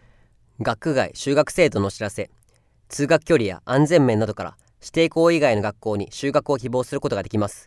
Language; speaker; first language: Japanese; native; Japanese